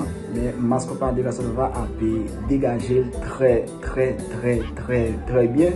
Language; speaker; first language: French; non-native, local second language; Haitian Creole